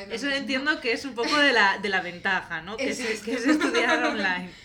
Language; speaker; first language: Spanish; native; Spanish